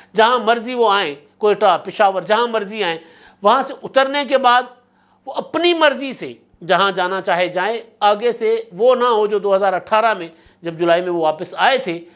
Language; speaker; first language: Urdu; non-native, local second language; Sindhi